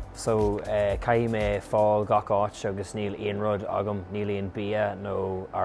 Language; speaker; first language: Irish; non-native, local second language; English